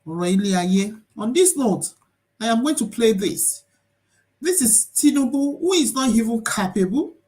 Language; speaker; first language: English; non-native, local second language; Yoruba